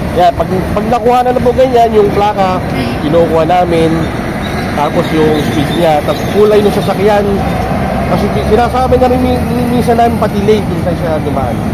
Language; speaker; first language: Filipino; native; Filipino